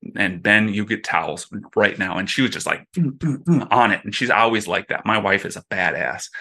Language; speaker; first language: English; native; English